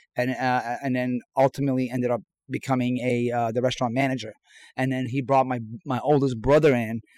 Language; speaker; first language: English; non-native, fluent; Persian